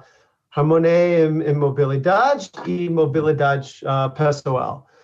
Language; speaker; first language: Portuguese; non-native, learner; English